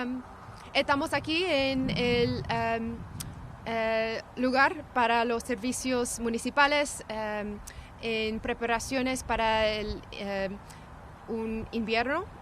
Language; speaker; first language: Spanish; non-native, learner; English